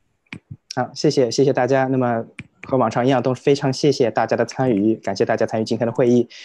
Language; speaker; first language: Chinese; native; Chinese